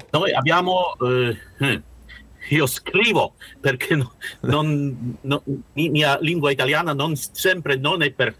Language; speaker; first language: Italian; non-native, learner; Russian